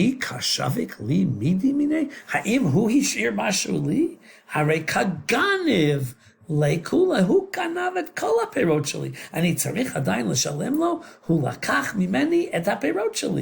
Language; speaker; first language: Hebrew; non-native, fluent; English